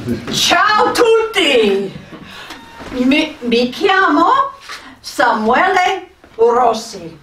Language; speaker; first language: Italian; non-native, fluent; English